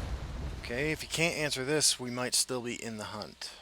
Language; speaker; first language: English; native; English